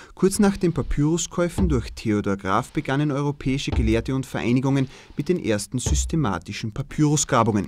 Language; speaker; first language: German; native; German